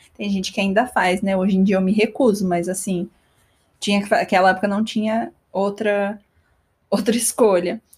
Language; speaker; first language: Portuguese; native; Portuguese